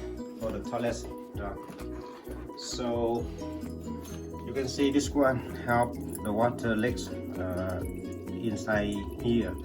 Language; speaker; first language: English; non-native, learner; Vietnamese